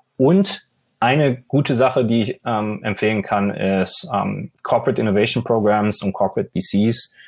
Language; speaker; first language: German; native; German